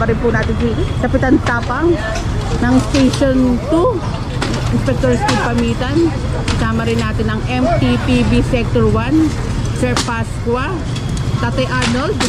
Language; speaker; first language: Filipino; native; Filipino